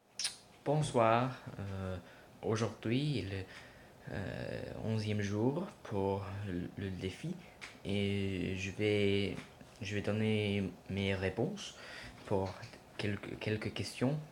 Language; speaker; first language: French; non-native, learner; English